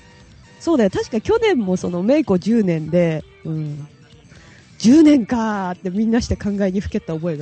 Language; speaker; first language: Japanese; native; Japanese